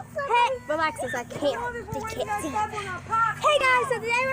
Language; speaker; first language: English; native; English